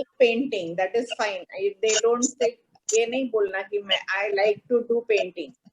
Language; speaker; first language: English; non-native, fluent; Marathi